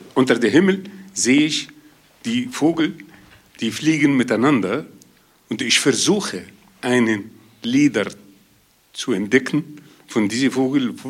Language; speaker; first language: German; non-native, learner; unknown